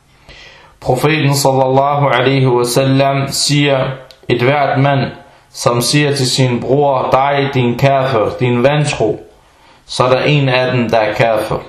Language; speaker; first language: Danish; non-native, fluent; Arabic